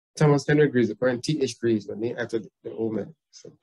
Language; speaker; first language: English; native; English